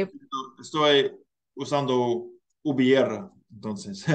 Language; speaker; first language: Spanish; non-native, learner; English